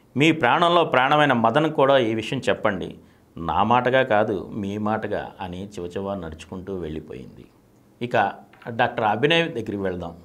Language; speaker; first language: Telugu; native; Telugu